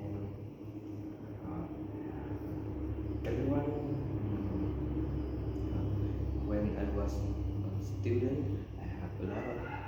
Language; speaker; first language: English; non-native, learner; Vietnamese